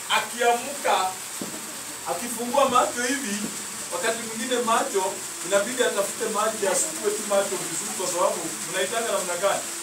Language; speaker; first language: Swahili; non-native, local second language; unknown